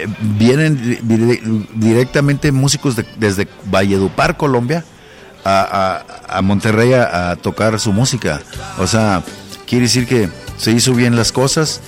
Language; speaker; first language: Spanish; native; Spanish